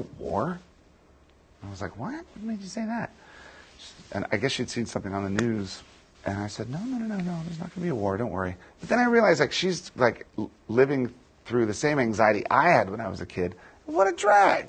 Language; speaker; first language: English; native; English